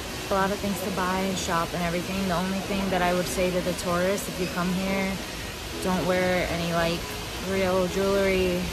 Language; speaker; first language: English; early bilingual, other home language; Spanish